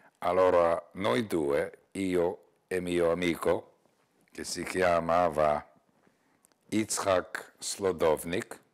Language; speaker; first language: Italian; non-native, learner; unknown